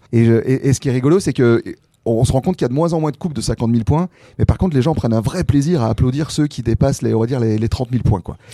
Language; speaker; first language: French; native; French